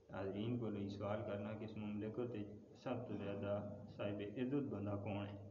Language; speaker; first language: Urdu; non-native, local second language; Punjabi